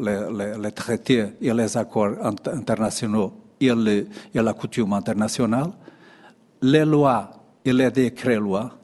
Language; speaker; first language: French; non-native, fluent; Portuguese